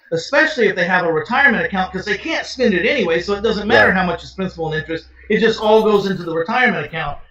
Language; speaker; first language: English; native; English